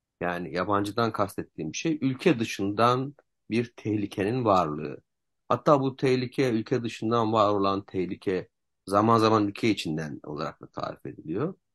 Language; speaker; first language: Turkish; native; Turkish